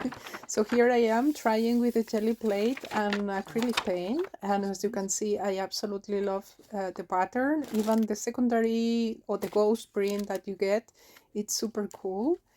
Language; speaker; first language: English; non-native, fluent; Spanish